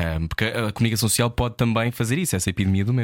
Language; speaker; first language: Portuguese; native; Portuguese